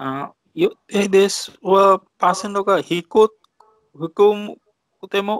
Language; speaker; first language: Japanese; non-native, learner; Bangla